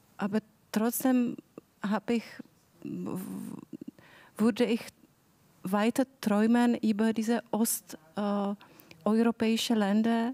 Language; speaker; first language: German; non-native, fluent; Czech